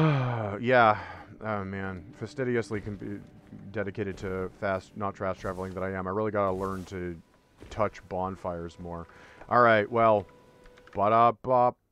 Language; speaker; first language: English; native; English